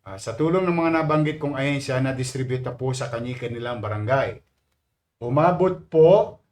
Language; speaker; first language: Filipino; native; Filipino